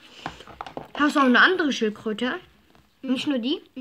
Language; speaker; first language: German; native; German